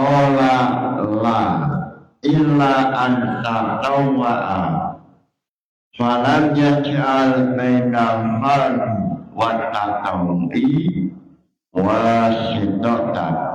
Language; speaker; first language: Arabic; non-native, fluent; Indonesian